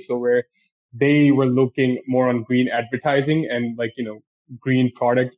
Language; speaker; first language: English; non-native, local second language; Urdu